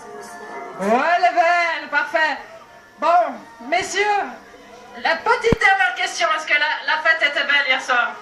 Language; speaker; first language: French; native; French